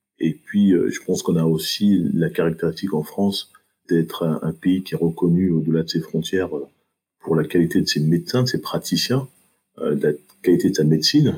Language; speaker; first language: French; early bilingual, other home language; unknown